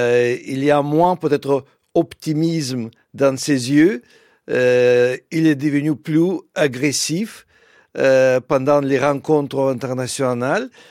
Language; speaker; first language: French; non-native, fluent; Russian